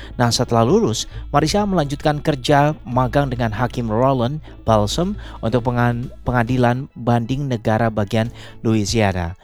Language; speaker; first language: Indonesian; native; Indonesian